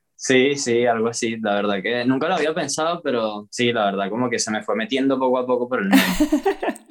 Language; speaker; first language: Spanish; native; Spanish